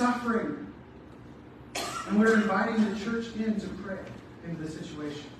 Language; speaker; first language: English; native; English